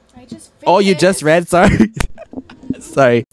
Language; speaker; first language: English; early bilingual, other home language; Spanish